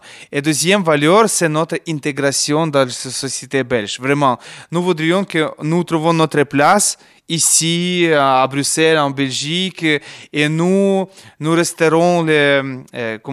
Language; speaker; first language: French; non-native, learner; Ukrainian